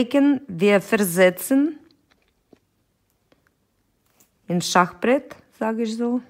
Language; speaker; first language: German; non-native, fluent; Russian